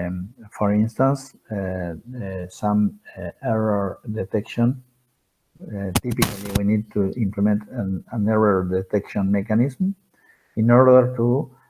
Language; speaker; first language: English; non-native, fluent; Spanish